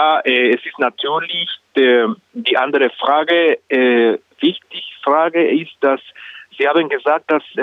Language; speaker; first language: German; non-native, learner; Spanish